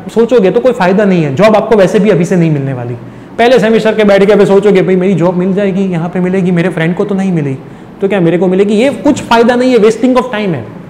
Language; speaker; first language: Hindi; non-native, local second language; Gujarati